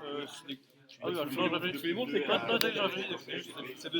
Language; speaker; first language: French; native; French